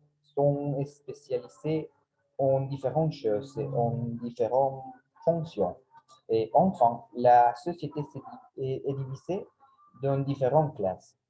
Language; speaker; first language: French; non-native, learner; Spanish